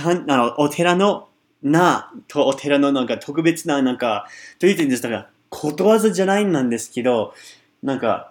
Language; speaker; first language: Japanese; non-native, fluent; English